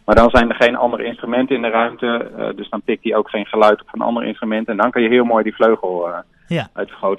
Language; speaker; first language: Dutch; native; Dutch